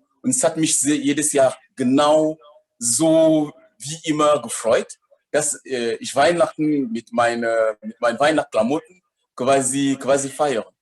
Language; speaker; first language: German; non-native, fluent; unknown